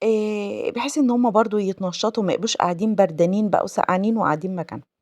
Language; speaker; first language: Arabic; native; Arabic